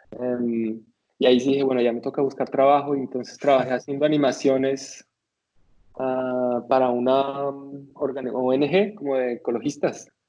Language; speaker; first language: Spanish; native; Spanish